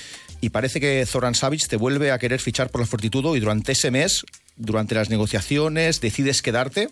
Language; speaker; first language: Spanish; native; Spanish